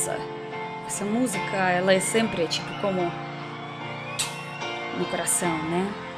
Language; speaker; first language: Portuguese; non-native, learner; Russian